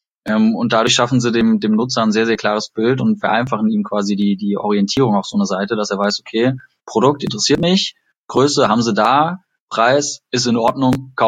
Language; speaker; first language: German; native; German